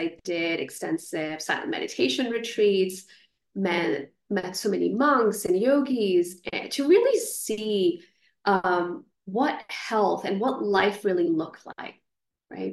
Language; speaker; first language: English; non-native, local second language; Gujarati